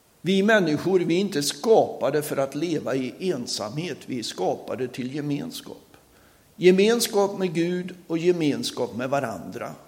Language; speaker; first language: Swedish; native; Swedish